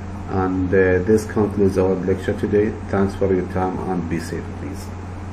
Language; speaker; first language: English; non-native, fluent; Arabic